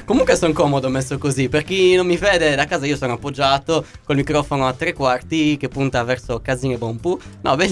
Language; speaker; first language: Italian; native; Italian